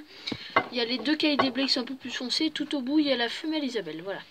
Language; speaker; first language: French; native; French